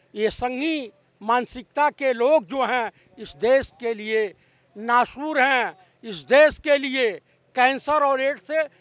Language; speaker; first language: Hindi; native; Hindi